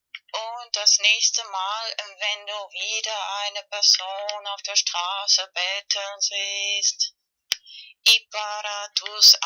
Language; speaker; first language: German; non-native, fluent; Spanish